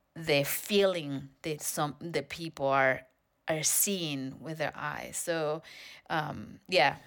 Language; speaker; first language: English; non-native, fluent; Spanish